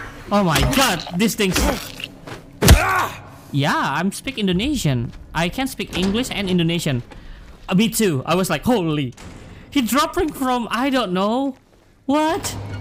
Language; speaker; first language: English; non-native, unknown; Indonesian